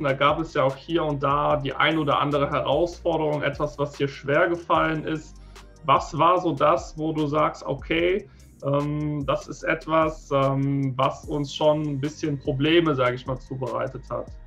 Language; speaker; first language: German; native; German